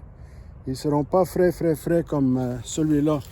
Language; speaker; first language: French; non-native, local second language; English